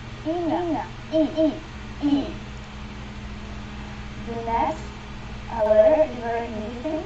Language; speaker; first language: English; non-native, learner; Ukrainian